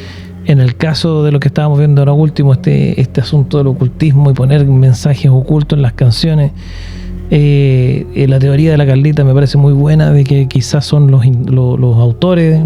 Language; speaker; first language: Spanish; native; Spanish